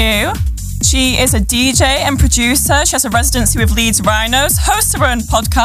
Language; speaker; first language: English; native; English